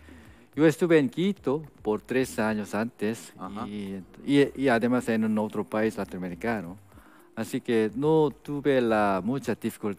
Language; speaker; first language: Spanish; non-native, fluent; Korean